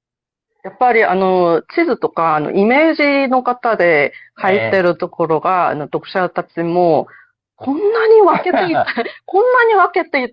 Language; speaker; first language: Japanese; non-native, fluent; Korean